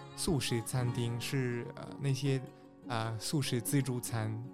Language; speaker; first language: Chinese; non-native, fluent; Spanish